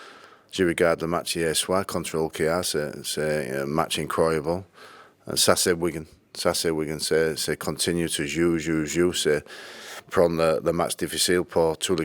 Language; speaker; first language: French; non-native, learner; English